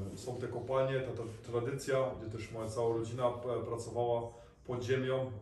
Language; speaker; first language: Polish; early bilingual, heritage; Polish